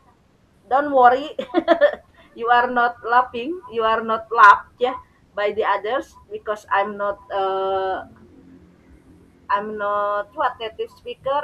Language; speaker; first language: English; non-native, learner; Indonesian